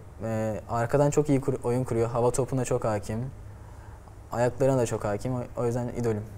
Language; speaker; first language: Turkish; native; Turkish